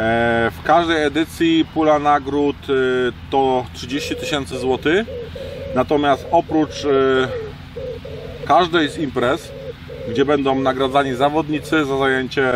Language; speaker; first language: Polish; native; Polish